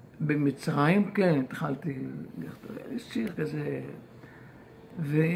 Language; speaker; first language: Hebrew; non-native, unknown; Yiddish